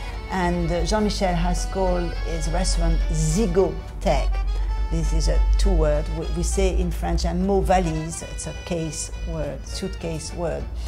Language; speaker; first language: English; non-native, fluent; French